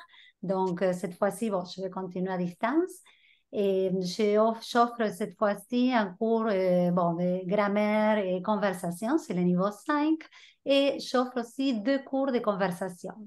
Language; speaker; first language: French; non-native, fluent; Spanish